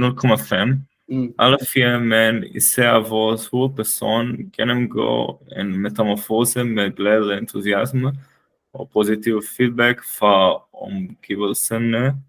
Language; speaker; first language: Danish; non-native, learner; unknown